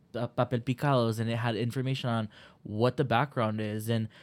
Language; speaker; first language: English; early bilingual, other home language; Spanish